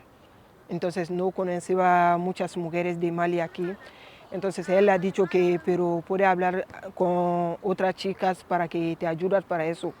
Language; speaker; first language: Spanish; non-native, learner; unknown